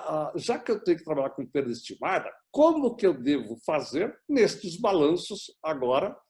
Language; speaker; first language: Portuguese; native; Portuguese